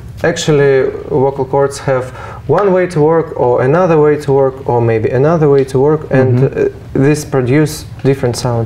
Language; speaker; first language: English; non-native, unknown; Russian